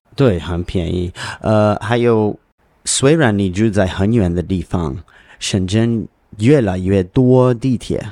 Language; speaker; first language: Chinese; non-native, learner; English